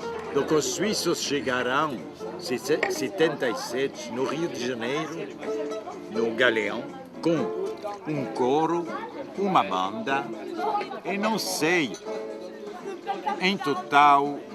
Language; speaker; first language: Portuguese; non-native, fluent; French